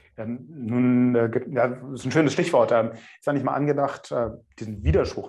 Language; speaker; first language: German; native; German